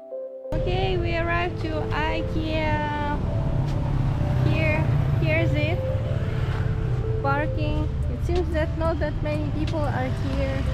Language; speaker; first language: English; non-native, fluent; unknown